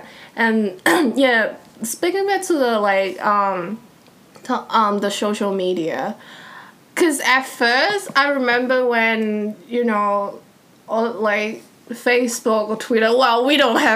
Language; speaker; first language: English; non-native, fluent; Cantonese